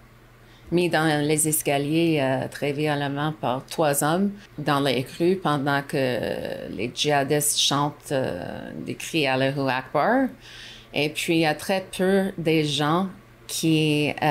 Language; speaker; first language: French; non-native, local second language; English